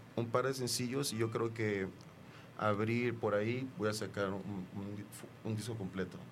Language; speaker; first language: Spanish; native; Spanish